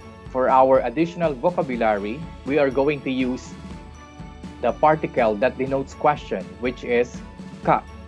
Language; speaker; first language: English; non-native, local second language; Filipino